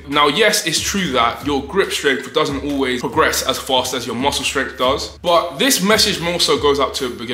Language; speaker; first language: English; native; English